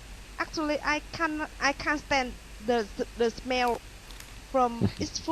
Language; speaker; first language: English; non-native, learner; Vietnamese